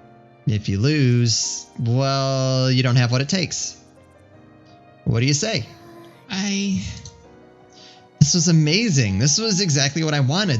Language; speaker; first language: English; native; English